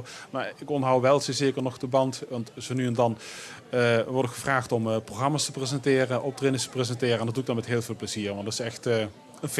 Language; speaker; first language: Dutch; native; Dutch